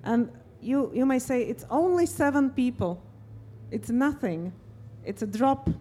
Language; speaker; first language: English; non-native, fluent; Slovak